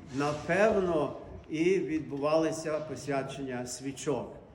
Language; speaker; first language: Ukrainian; early bilingual, heritage; Ukrainian